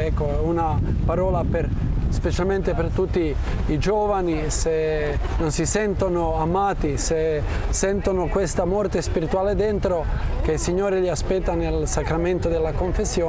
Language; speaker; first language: Italian; non-native, fluent; Croatian